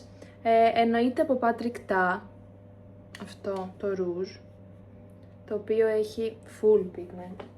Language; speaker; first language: Greek; native; Greek